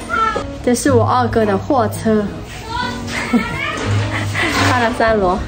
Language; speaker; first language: Chinese; non-native, fluent; Lao